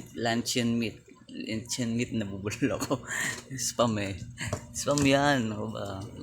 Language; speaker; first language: Filipino; native; Filipino